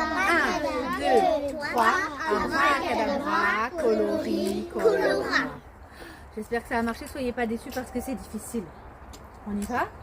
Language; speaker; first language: French; native; French